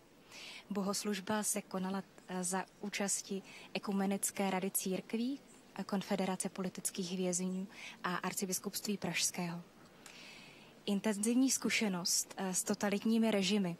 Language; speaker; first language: Czech; native; Czech